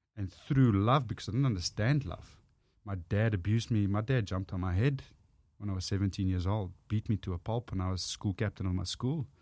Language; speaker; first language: English; non-native, local second language; Afrikaans